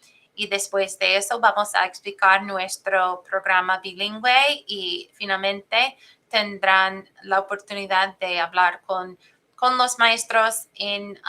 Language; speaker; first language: Spanish; non-native, fluent; English